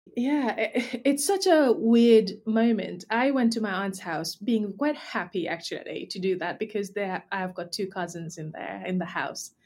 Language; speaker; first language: English; non-native, local second language; Nepali